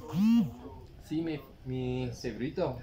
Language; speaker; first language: Spanish; non-native, learner; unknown